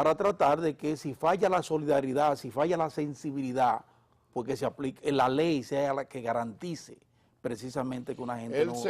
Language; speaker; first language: Spanish; native; Spanish